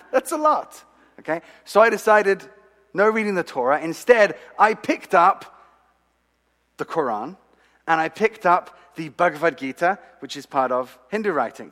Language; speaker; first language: English; native; English